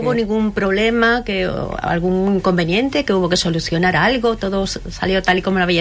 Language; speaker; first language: Spanish; native; Spanish